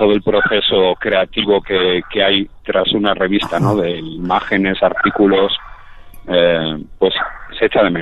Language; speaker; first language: Spanish; native; Spanish